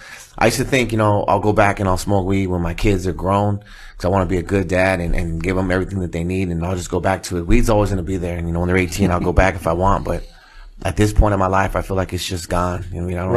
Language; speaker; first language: English; native; English